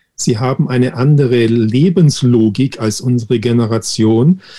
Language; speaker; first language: German; native; German